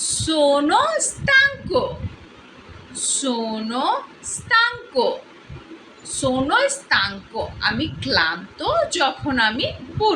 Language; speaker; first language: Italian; non-native, learner; Bangla